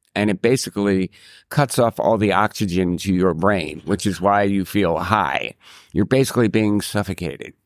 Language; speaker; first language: English; native; English